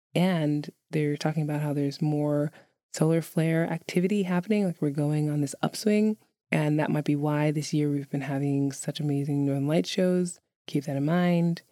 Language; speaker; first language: English; native; English